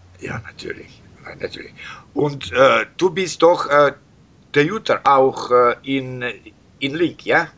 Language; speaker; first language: German; non-native, learner; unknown